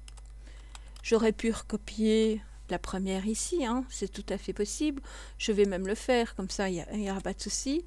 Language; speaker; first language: French; native; French